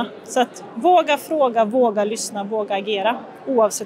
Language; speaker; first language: Swedish; native; Swedish